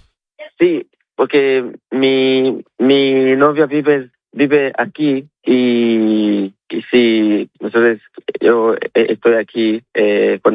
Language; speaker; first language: Spanish; non-native, learner; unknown